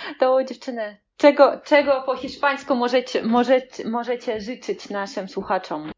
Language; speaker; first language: Polish; native; Polish